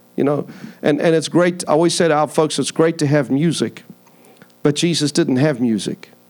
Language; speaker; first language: English; native; English